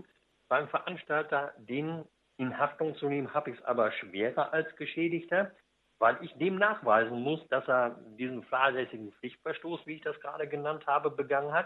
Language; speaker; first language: German; native; German